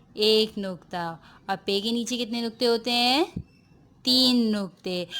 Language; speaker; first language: Urdu; native; Urdu